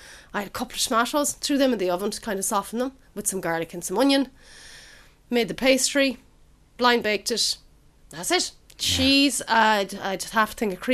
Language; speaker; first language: English; native; English